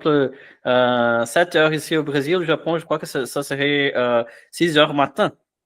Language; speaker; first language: French; non-native, fluent; Portuguese